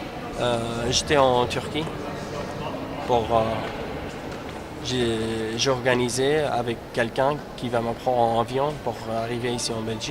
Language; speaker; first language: French; non-native, learner; Kurdish